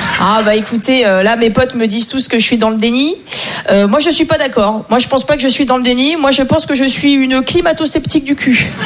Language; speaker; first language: French; native; French